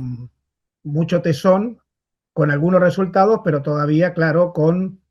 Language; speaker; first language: Spanish; native; Spanish